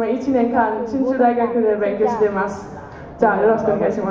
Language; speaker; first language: Japanese; non-native, learner; German